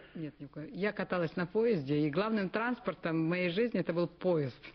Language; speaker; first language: Russian; non-native, local second language; Kazakh